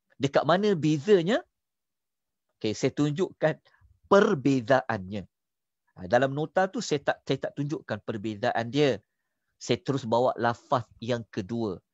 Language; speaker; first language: Malay; native; Malay